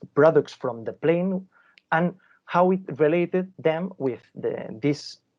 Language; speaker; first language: English; non-native, fluent; Catalan